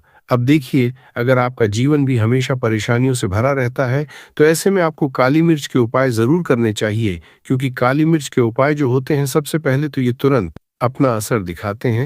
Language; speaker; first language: Hindi; native; Hindi